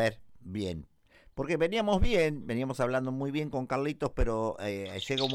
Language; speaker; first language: Spanish; native; Spanish